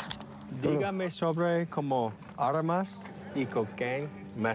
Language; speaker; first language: Spanish; non-native, learner; English